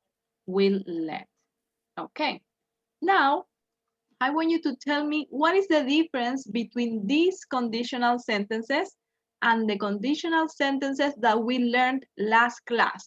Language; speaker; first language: English; non-native, fluent; Spanish